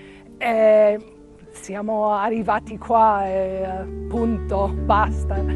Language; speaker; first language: Italian; non-native, learner; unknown